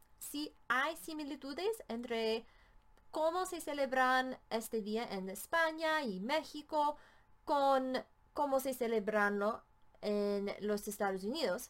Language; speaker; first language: Spanish; non-native, fluent; English